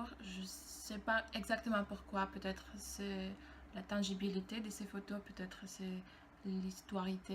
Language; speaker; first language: French; non-native, fluent; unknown